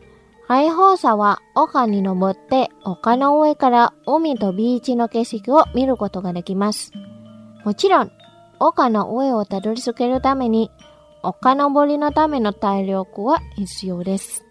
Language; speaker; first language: Japanese; non-native, fluent; Indonesian